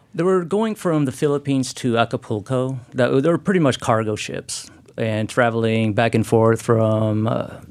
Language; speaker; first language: English; non-native, fluent; Spanish